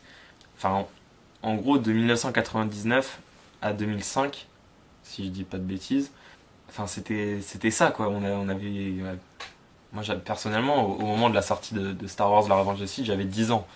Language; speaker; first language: French; native; French